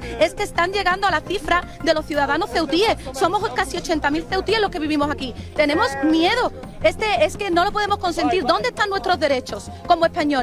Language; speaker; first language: Spanish; native; Spanish